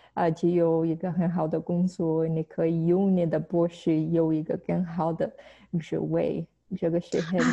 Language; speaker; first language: Chinese; non-native, fluent; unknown